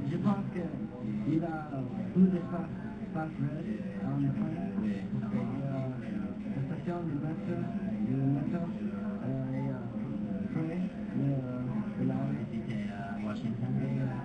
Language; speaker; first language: French; non-native, learner; English